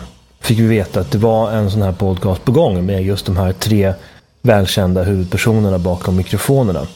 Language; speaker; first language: Swedish; native; Swedish